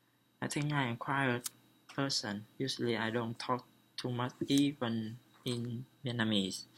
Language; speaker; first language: English; non-native, learner; Vietnamese